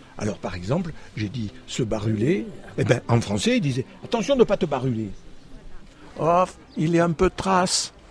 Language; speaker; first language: French; native; French